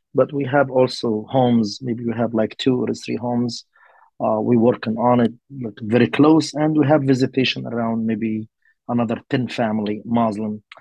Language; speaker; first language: English; non-native, learner; Arabic